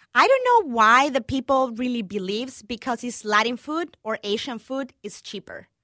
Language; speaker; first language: English; non-native, fluent; Spanish